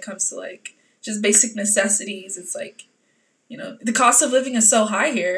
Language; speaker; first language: English; native; English